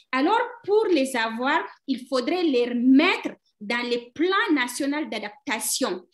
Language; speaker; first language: French; non-native, local second language; Fula